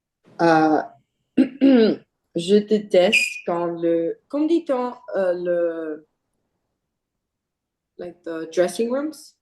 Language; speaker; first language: French; non-native, learner; English